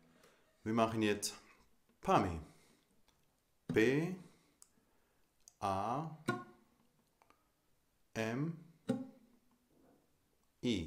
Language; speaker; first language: German; non-native, fluent; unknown